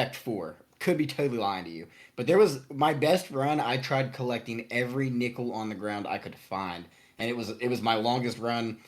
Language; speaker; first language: English; native; English